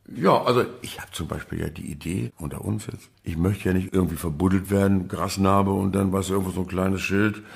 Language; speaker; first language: German; native; German